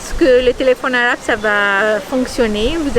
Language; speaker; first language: French; non-native, fluent; Albanian